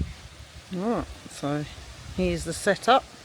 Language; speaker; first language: English; native; English